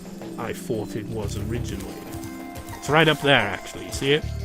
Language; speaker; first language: English; native; English